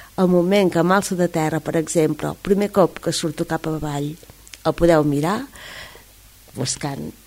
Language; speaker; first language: Catalan; native; Catalan